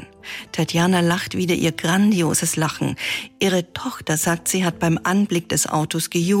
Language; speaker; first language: German; native; German